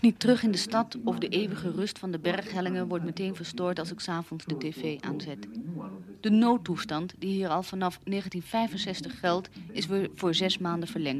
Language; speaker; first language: Dutch; native; Dutch